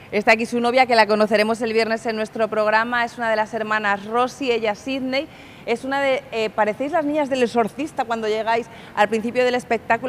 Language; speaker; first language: Spanish; native; Spanish